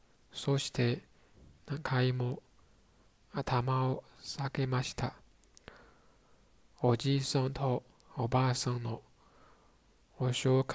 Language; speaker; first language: Japanese; non-native, learner; Chinese